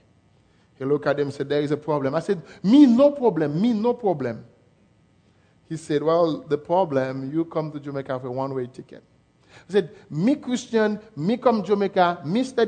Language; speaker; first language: English; non-native, fluent; French